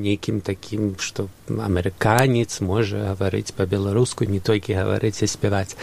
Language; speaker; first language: Belarusian; early bilingual, heritage; Belarusian